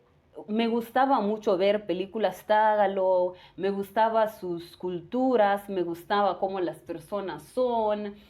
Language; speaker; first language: Spanish; non-native, fluent; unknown